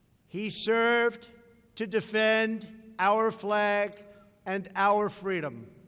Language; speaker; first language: English; native; English